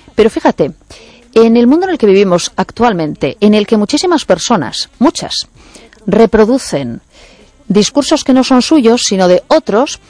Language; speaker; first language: Spanish; native; Spanish